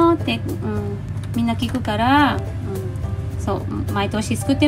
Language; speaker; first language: Japanese; non-native, fluent; Filipino